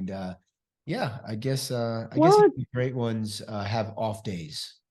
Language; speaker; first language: English; native; English